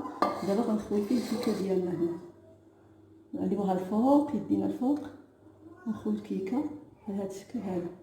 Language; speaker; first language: Arabic; native; Arabic